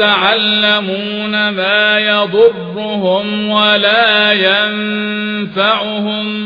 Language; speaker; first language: Arabic; native; Arabic